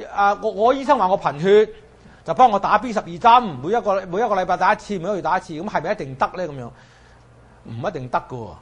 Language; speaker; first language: Chinese; native; Chinese